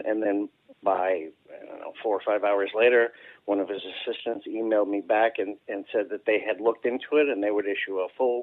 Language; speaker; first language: English; native; English